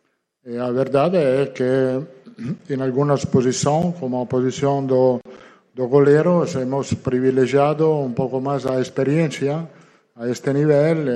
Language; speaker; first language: Portuguese; non-native, learner; Italian